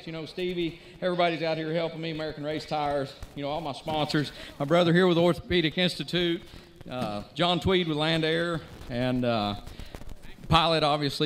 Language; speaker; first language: English; native; English